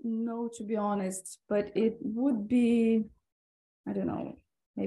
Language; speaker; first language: English; non-native, fluent; Portuguese